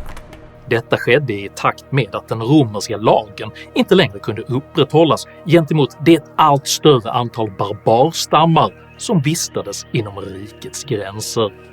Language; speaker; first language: Swedish; native; Swedish